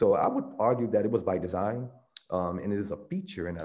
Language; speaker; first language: English; native; English